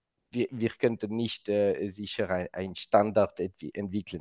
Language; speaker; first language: German; non-native, local second language; French